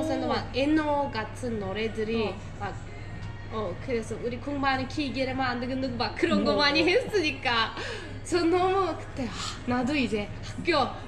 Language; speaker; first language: Korean; non-native, fluent; Turkish